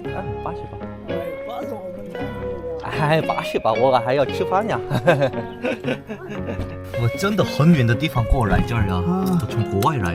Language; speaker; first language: Chinese; non-native, fluent; Korean